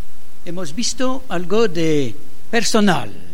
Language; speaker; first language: Spanish; non-native, fluent; French